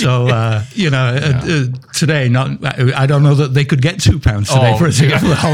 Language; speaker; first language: English; native; English